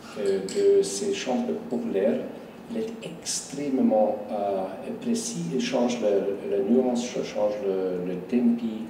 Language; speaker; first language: French; non-native, fluent; Hungarian